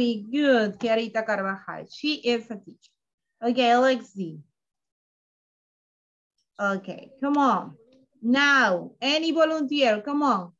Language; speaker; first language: English; non-native, fluent; Spanish